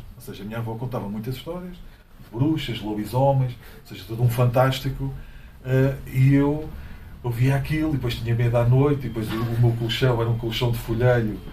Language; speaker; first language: Portuguese; native; Portuguese